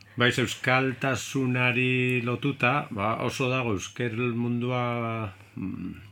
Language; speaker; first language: Basque; native; Basque